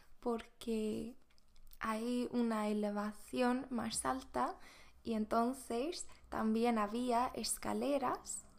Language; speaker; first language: Spanish; non-native, fluent; Swedish